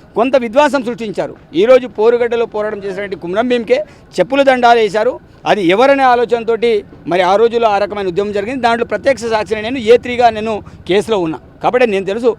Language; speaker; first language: Telugu; non-native, local second language; Gondi